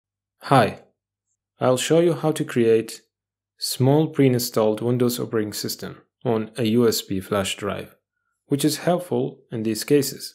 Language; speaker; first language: English; non-native, fluent; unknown